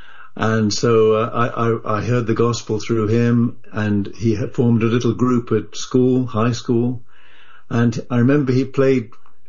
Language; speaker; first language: English; native; English